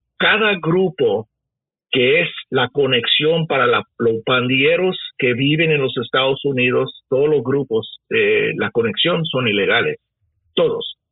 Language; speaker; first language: Spanish; early bilingual, heritage; Spanish